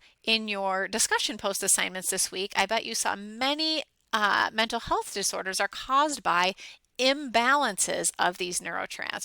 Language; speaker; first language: English; native; English